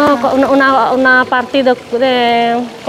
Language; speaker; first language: Spanish; non-native, learner; Javanese